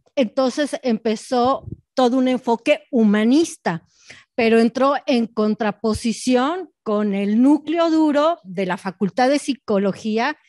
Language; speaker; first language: Spanish; native; Spanish